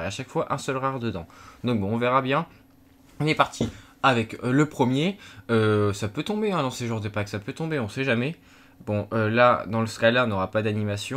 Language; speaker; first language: French; native; French